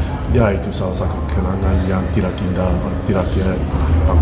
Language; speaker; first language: Indonesian; non-native, fluent; English